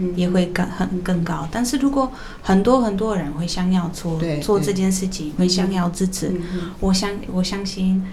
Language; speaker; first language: Chinese; non-native, fluent; Polish